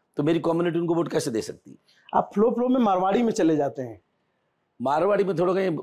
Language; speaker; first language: Hindi; native; Hindi